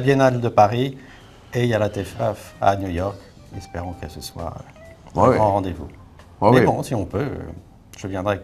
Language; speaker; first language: French; native; French